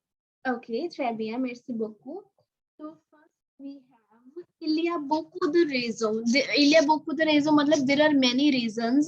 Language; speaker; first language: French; non-native, fluent; Hindi